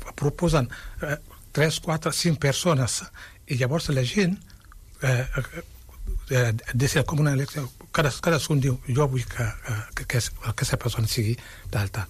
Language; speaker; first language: Catalan; non-native, fluent; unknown